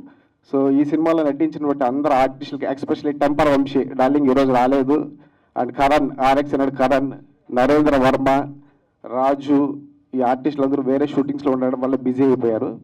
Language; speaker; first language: Telugu; native; Telugu